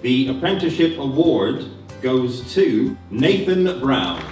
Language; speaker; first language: English; native; English